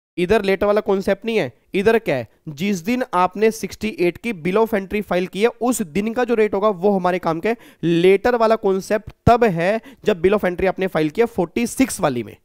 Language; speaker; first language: Hindi; native; Hindi